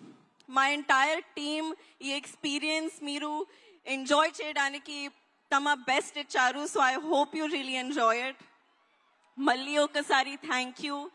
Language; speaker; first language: Telugu; non-native, learner; Hindi